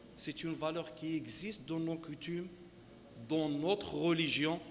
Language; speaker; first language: French; non-native, local second language; Arabic